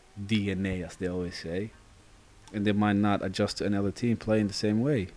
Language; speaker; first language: English; non-native, fluent; Dutch